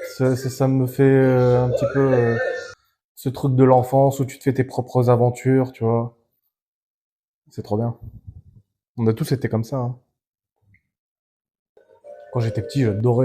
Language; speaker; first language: French; native; French